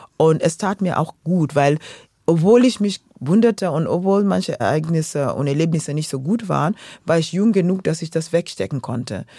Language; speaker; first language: German; non-native, fluent; Luo (Kenya and Tanzania)